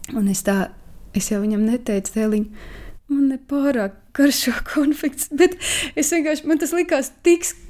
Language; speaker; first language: Latvian; native; Latvian